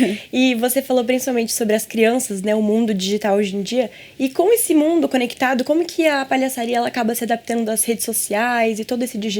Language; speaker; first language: Portuguese; native; Portuguese